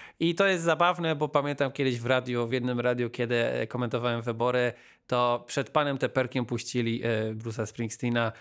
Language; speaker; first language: Polish; native; Polish